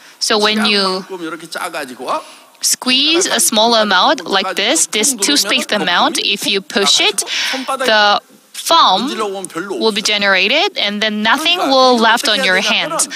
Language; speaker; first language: English; non-native, fluent; Korean